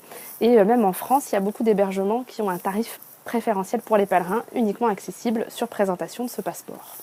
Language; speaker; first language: French; native; French